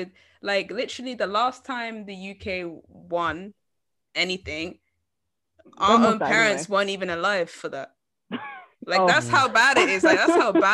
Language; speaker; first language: English; native; English